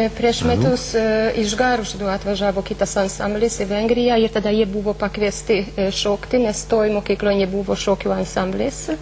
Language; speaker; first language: Lithuanian; non-native, fluent; Hungarian